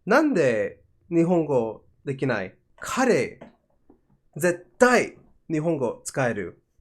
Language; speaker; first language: Japanese; non-native, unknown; English